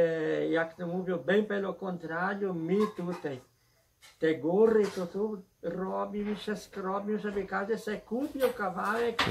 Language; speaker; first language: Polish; early bilingual, heritage; Polish